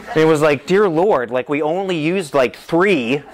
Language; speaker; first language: English; native; English